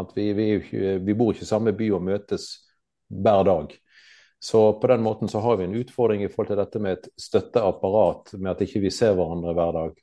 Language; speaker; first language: Norwegian; native; Norwegian